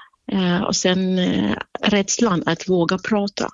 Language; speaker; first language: Swedish; non-native, fluent; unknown